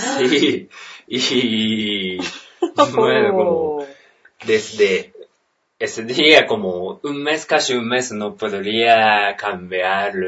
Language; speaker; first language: Spanish; non-native, learner; Japanese